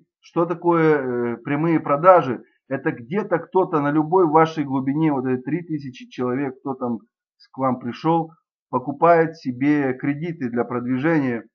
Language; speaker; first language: Russian; native; Russian